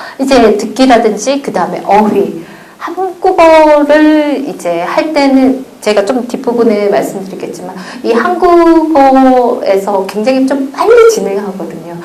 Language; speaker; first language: Korean; native; Korean